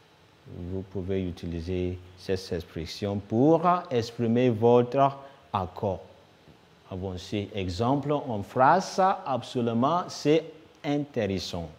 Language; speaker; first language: French; non-native, fluent; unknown